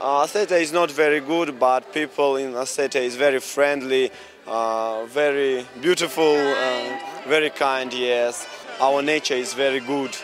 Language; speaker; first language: English; non-native, learner; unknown